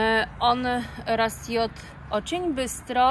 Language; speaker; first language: Russian; non-native, learner; Polish